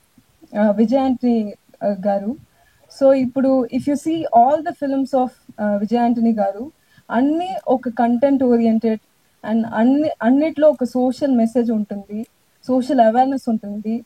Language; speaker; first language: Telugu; non-native, learner; Tamil